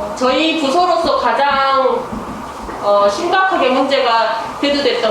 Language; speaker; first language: Korean; native; Korean